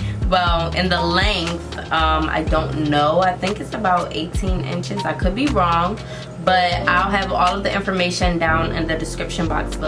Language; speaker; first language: English; native; English